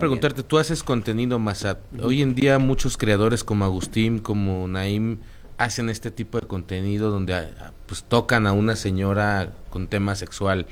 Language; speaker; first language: Spanish; native; Spanish